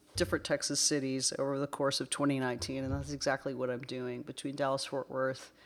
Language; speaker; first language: English; native; English